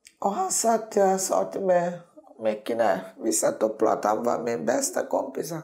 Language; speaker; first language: Swedish; non-native, learner; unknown